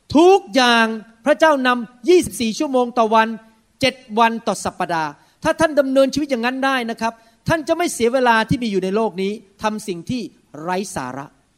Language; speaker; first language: Thai; early bilingual, heritage; Thai